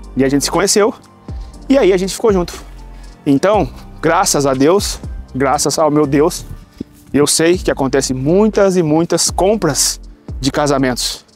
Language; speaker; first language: Portuguese; native; Portuguese